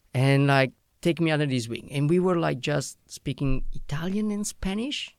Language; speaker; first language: English; non-native, fluent; Italian